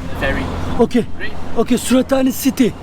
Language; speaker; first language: English; non-native, learner; Turkish